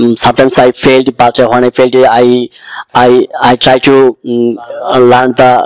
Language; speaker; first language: English; non-native, local second language; Bangla